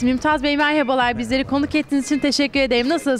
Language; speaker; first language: Turkish; native; Turkish